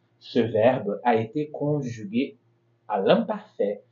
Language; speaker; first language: French; non-native, fluent; Portuguese